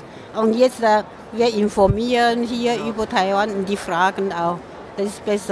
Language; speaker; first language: German; non-native, fluent; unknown